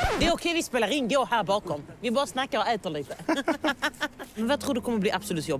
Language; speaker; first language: Swedish; native; Swedish